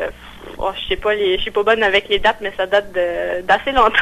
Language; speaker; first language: French; native; French